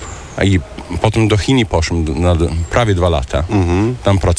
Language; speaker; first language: Polish; early bilingual, heritage; German